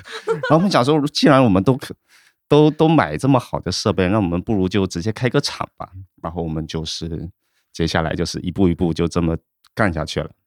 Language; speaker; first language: Chinese; native; Chinese